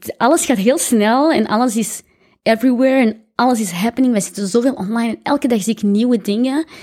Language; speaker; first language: Dutch; early bilingual, other home language; Arabic